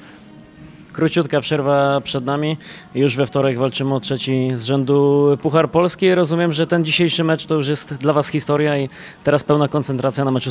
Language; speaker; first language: Polish; native; Polish